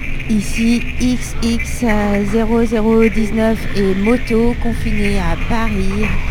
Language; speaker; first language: French; native; French